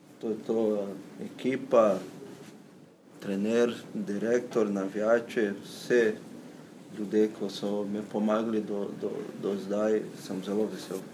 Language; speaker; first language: Slovenian; non-native, learner; Portuguese